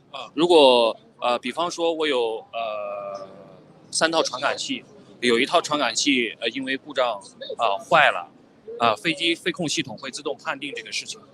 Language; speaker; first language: Chinese; native; Chinese